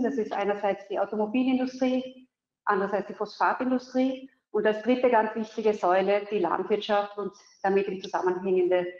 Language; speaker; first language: German; native; German